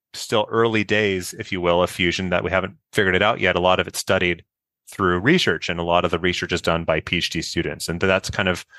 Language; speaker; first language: English; native; English